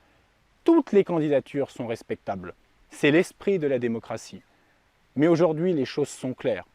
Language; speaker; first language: French; native; French